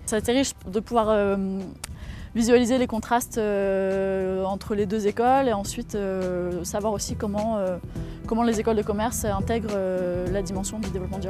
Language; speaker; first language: French; native; French